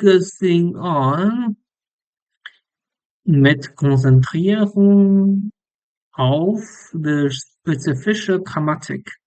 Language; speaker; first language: German; non-native, learner; English